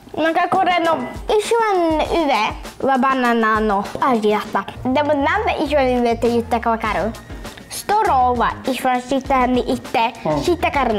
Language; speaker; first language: Japanese; early bilingual, heritage; Swedish